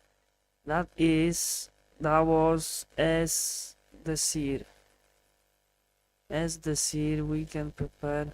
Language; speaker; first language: Spanish; non-native, learner; English